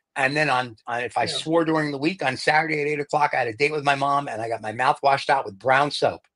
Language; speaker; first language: English; native; English